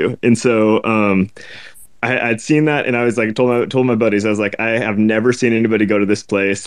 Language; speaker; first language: English; native; English